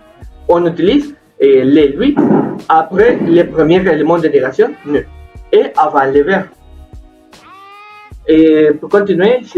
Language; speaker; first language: French; non-native, learner; Spanish